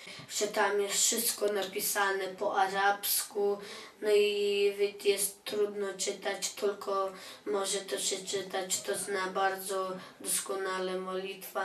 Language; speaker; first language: Polish; early bilingual, other home language; Chechen